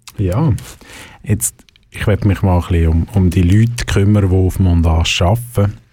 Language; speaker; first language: German; native; German